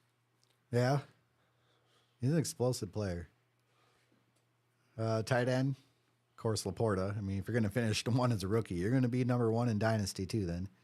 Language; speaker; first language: English; native; English